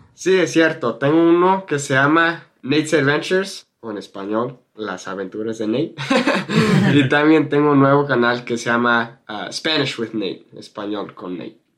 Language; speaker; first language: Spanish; non-native, fluent; English